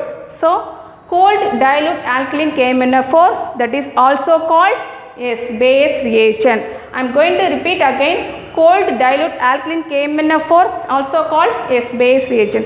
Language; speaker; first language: English; non-native, local second language; Tamil